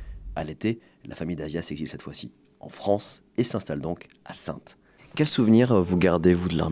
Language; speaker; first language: French; native; French